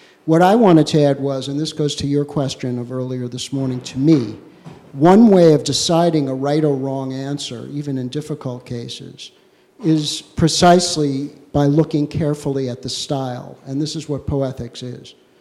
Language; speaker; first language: English; native; English